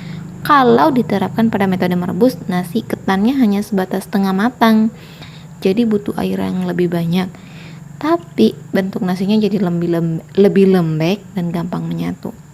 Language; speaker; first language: Indonesian; native; Indonesian